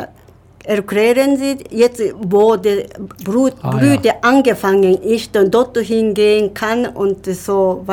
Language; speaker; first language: German; non-native, learner; Japanese